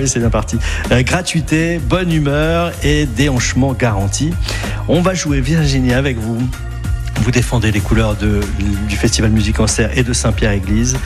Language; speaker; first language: French; native; French